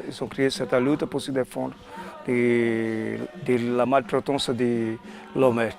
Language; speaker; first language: French; non-native, fluent; Portuguese